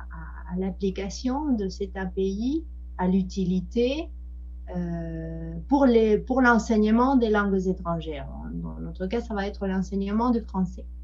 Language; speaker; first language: French; non-native, fluent; Spanish